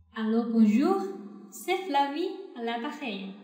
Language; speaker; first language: French; non-native, fluent; Chinese